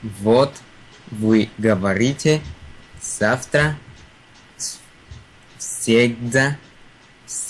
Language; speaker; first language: Russian; non-native, learner; Spanish